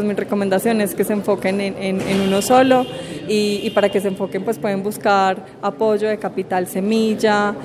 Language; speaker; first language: Spanish; native; Spanish